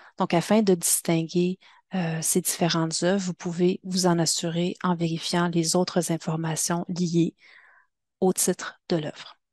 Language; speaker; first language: French; native; French